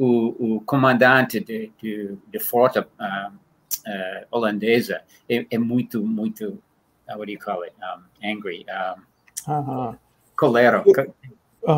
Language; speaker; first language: Portuguese; non-native, fluent; English